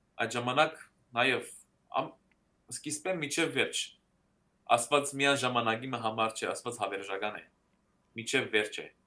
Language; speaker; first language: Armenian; early bilingual, heritage; Armenian